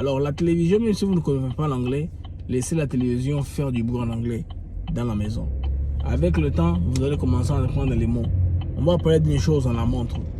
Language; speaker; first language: French; non-native, local second language; Lingala